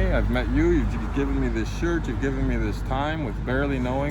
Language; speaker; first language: English; native; English